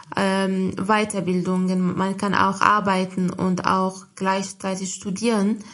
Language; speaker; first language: German; non-native, fluent; Arabic